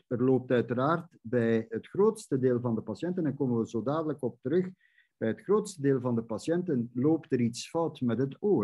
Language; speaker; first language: Dutch; native; Dutch